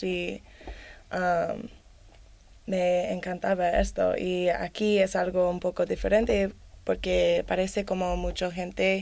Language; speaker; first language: Spanish; non-native, learner; English